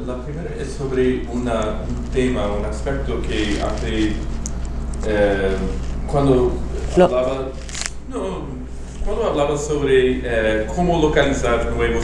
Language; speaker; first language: Spanish; non-native, fluent; Portuguese